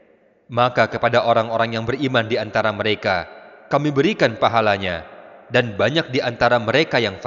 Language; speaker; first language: Indonesian; native; Indonesian